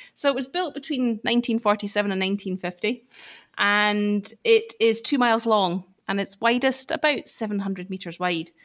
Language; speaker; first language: English; native; English